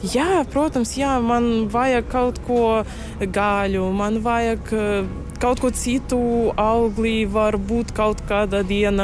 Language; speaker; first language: Latvian; non-native, learner; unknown